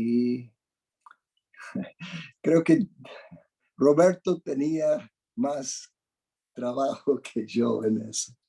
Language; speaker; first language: Spanish; non-native, fluent; English